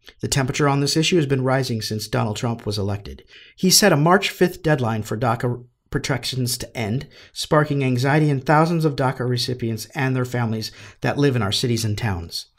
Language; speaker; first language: English; native; English